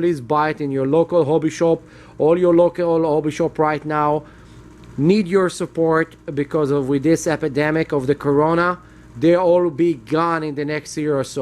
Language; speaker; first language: English; non-native, fluent; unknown